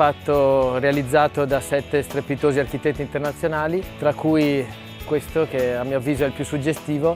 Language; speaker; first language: Italian; native; Italian